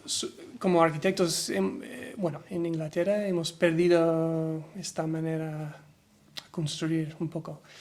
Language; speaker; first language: Spanish; non-native, learner; English